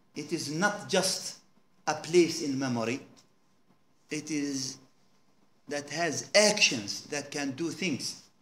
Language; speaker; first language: English; non-native, fluent; Arabic